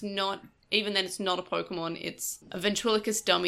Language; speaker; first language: English; native; English